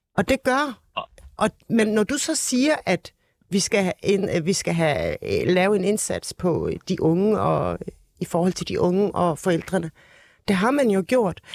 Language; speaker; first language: Danish; early bilingual, other home language; Turkish